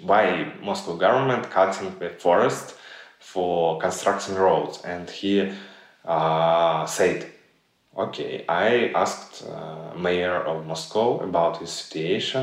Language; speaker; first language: English; non-native, learner; Russian